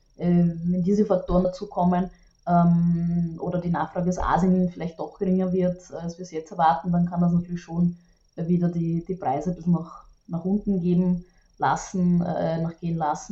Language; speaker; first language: German; native; German